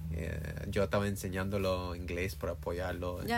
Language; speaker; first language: Spanish; non-native, learner; English